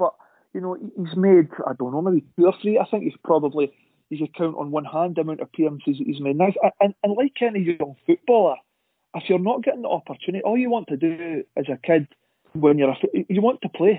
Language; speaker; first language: English; native; English